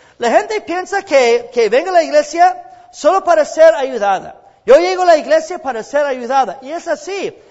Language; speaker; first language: Spanish; non-native, fluent; English